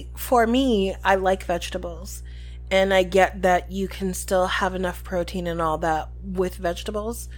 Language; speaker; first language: English; early bilingual, other home language; Spanish